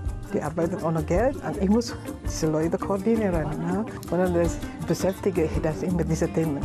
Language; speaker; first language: German; non-native, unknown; Indonesian